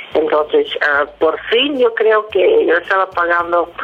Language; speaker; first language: Spanish; non-native, fluent; Dutch